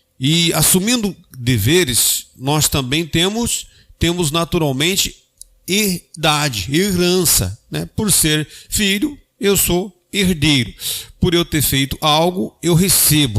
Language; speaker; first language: Portuguese; native; Portuguese